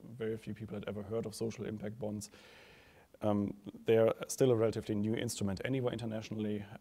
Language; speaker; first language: English; non-native, fluent; German